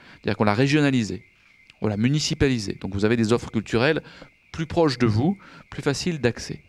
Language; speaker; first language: French; native; French